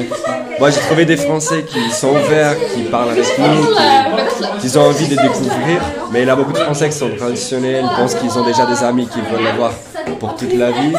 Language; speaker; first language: French; non-native, fluent; Portuguese